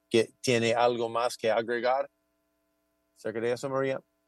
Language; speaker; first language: Spanish; non-native, fluent; English